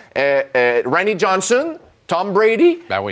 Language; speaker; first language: French; native; French